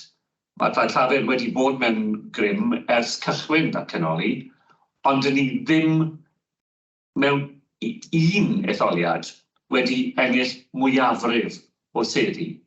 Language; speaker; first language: Welsh; non-native, fluent; English